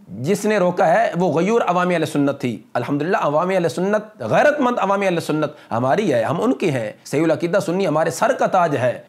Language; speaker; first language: Urdu; non-native, local second language; Punjabi